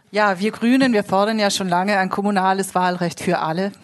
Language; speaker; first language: German; native; German